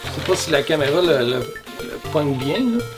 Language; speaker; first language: French; native; French